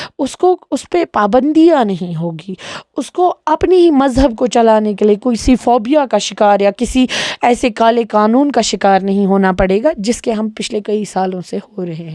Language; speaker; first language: Urdu; non-native, local second language; Kashmiri